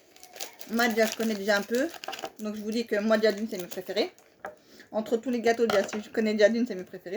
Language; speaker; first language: French; native; French